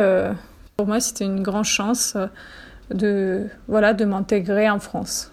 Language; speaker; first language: French; non-native, fluent; Russian